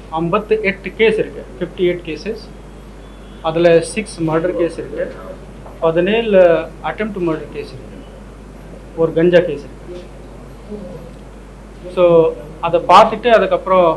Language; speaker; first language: Tamil; non-native, local second language; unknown